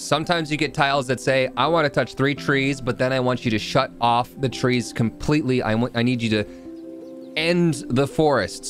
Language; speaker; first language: English; native; English